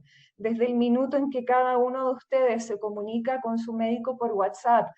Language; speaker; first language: Spanish; native; Spanish